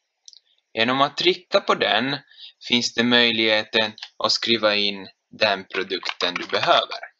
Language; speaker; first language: Swedish; non-native, fluent; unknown